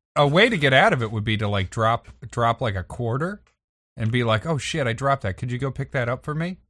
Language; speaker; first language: English; native; English